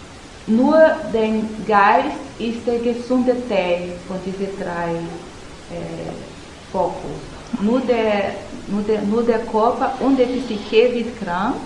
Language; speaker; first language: German; non-native, learner; Portuguese